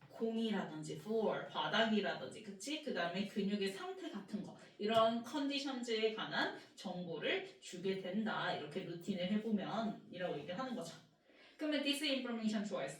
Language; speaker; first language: Korean; native; Korean